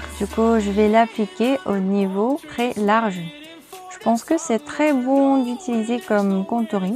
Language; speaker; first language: French; non-native, learner; Korean